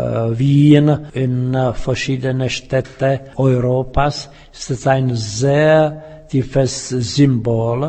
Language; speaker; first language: German; non-native, fluent; Czech